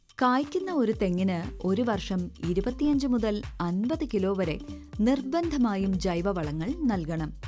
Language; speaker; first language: Malayalam; native; Malayalam